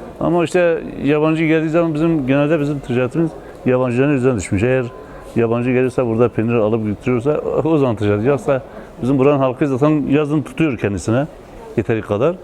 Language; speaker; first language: Turkish; native; Turkish